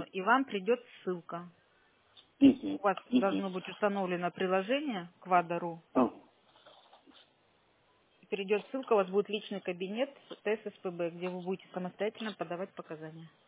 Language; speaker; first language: Russian; native; Russian